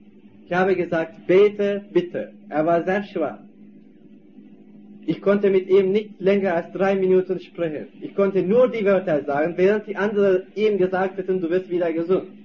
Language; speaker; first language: German; non-native, fluent; Turkish